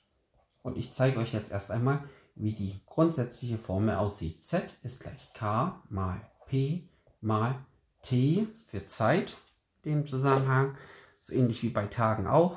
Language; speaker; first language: German; native; German